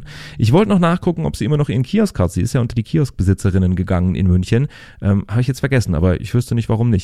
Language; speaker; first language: German; native; German